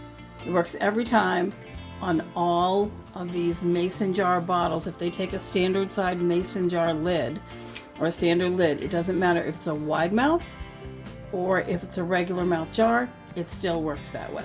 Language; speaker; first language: English; native; English